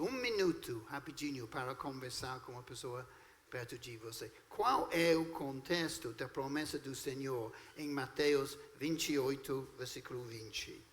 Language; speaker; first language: Portuguese; non-native, fluent; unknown